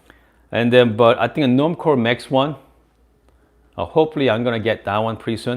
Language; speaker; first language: English; non-native, fluent; Korean